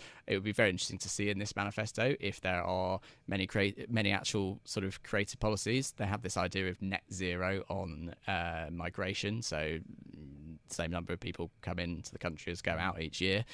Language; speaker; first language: English; native; English